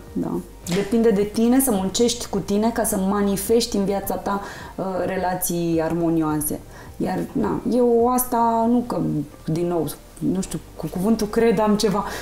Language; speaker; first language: Romanian; native; Romanian